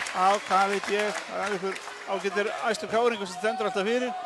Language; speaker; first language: Icelandic; native; Icelandic